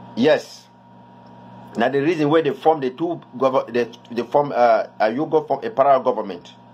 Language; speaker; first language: Nigerian Pidgin; native; Nigerian Pidgin